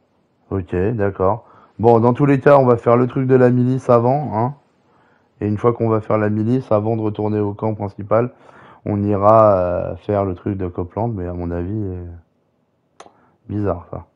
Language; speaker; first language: French; native; French